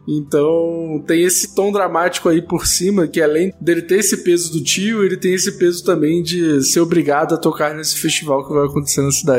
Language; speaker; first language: Portuguese; native; Portuguese